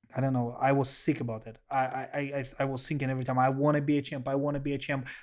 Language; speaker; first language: English; non-native, learner; Russian